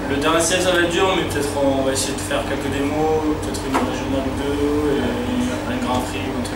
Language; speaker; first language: French; native; French